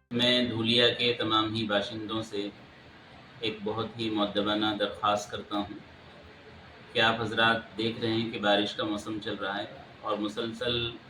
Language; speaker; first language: Urdu; native; Urdu